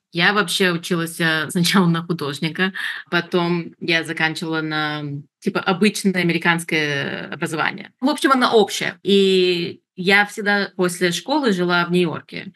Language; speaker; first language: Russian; early bilingual, heritage; Russian